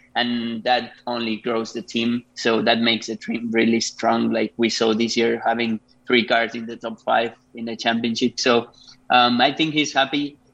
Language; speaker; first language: English; non-native, fluent; Spanish